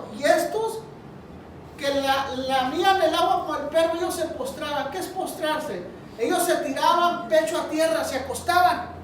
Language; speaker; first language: Spanish; native; Spanish